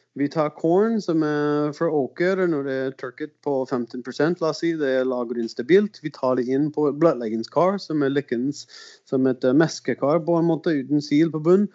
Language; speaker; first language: Norwegian; non-native, fluent; English